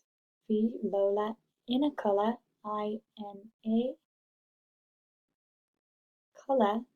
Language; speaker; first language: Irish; non-native, local second language; English